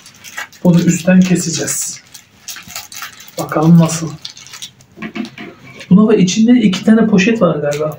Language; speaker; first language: Turkish; native; Turkish